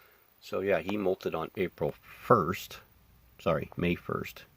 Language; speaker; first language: English; native; English